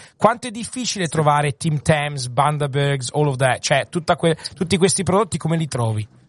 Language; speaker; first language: Italian; native; Italian